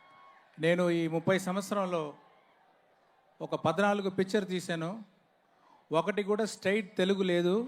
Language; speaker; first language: Telugu; non-native, learner; Tamil